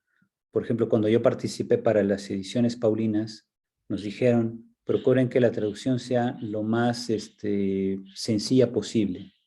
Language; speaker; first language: Spanish; native; Spanish